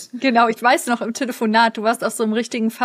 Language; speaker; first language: German; native; German